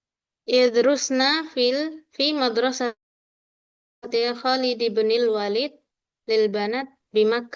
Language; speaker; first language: Arabic; non-native, fluent; Indonesian